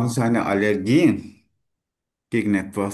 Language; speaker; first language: German; non-native, learner; Turkish